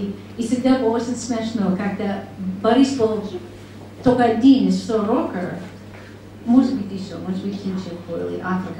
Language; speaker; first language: Russian; non-native, learner; English